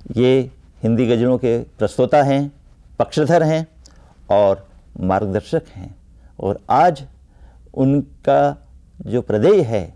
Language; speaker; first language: Hindi; native; Hindi